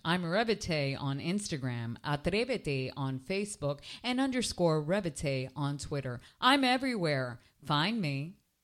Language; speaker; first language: English; early bilingual, other home language; Spanish